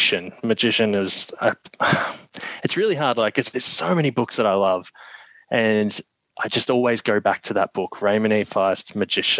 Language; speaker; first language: English; native; English